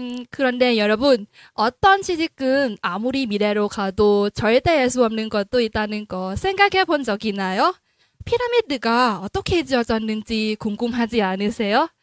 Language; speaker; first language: Korean; non-native, learner; Thai